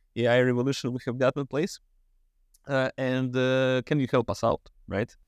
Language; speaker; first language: English; non-native, fluent; Russian